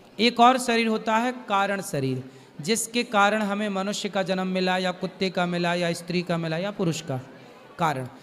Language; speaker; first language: Hindi; native; Hindi